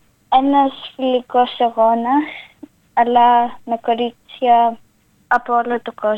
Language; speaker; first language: Greek; early bilingual, other home language; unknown